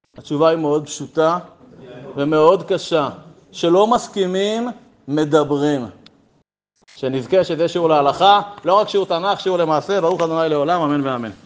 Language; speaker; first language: Hebrew; native; Hebrew